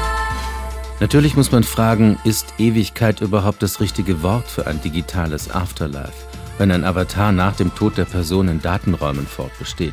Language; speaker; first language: German; native; German